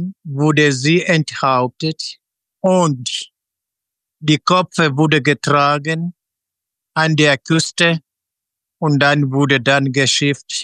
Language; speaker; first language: German; non-native, fluent; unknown